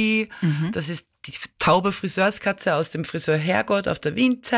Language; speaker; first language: German; native; German